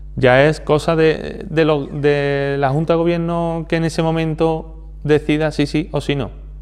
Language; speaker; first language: Spanish; native; Spanish